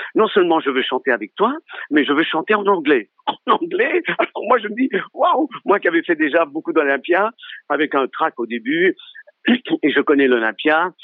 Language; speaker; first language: French; early bilingual, other home language; Italian